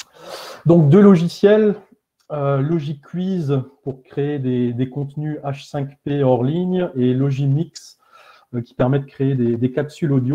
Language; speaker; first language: French; native; French